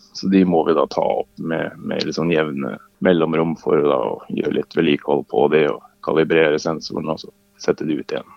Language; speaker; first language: Norwegian; native; Norwegian